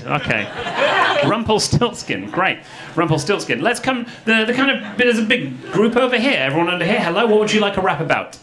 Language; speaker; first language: English; native; English